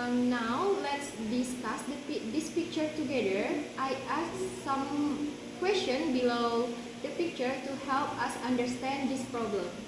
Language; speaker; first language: English; non-native, learner; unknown